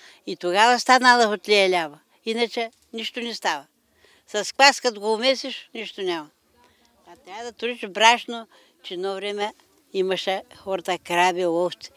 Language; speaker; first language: Bulgarian; native; Bulgarian